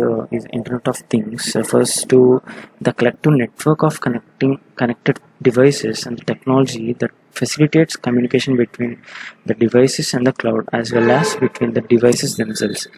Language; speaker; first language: English; non-native, local second language; Telugu